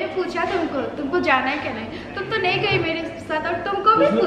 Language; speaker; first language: Hindi; non-native, learner; Bangla